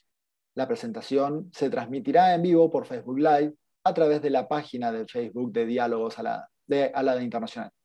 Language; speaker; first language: Spanish; native; Spanish